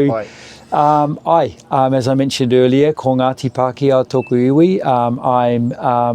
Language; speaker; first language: Māori; non-native, local second language; English